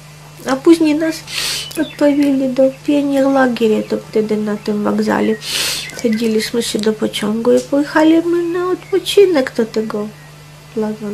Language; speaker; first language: Polish; non-native, fluent; Russian